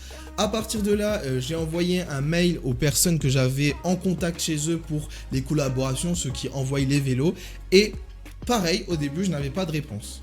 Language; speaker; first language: French; native; French